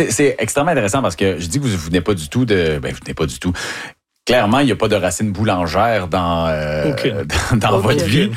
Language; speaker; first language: French; native; French